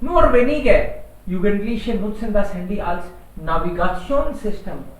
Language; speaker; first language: German; non-native, fluent; Hindi